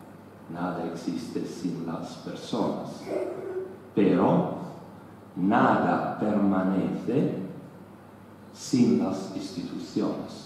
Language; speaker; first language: Spanish; non-native, learner; Italian